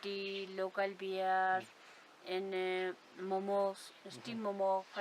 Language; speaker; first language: English; non-native, learner; Ladakhi